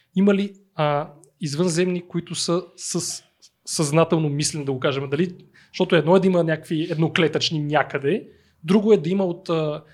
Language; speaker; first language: Bulgarian; native; Bulgarian